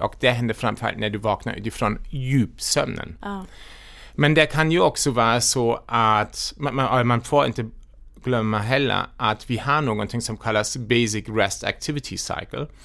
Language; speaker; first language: Swedish; non-native, fluent; German